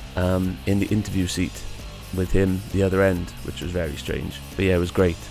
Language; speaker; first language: English; native; English